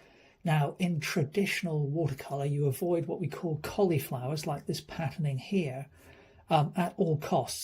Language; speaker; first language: English; native; English